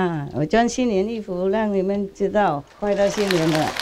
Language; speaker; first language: Chinese; non-native, fluent; Vietnamese